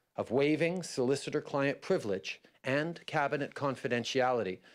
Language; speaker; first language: English; native; English